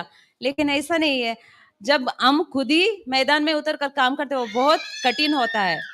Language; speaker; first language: Hindi; non-native, local second language; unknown